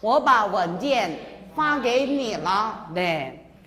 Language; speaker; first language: Chinese; non-native, fluent; Korean